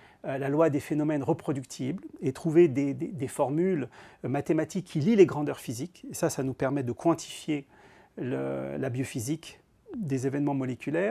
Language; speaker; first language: French; native; French